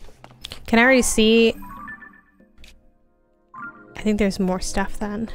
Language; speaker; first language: English; native; English